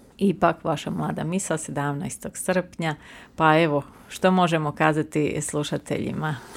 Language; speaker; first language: Croatian; native; Croatian